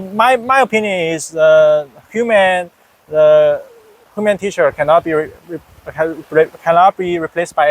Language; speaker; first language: English; non-native, fluent; Chinese